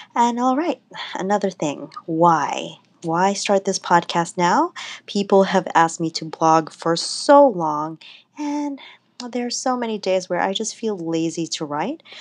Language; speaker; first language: English; non-native, local second language; Cebuano